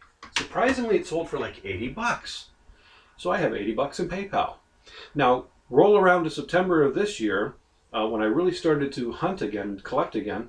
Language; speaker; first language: English; native; English